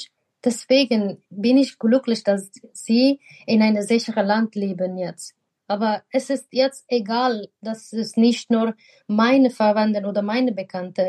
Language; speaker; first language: German; non-native, fluent; Persian